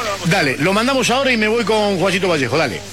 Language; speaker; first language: Spanish; native; Spanish